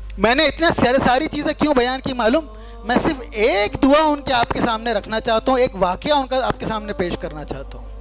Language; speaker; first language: Urdu; native; Urdu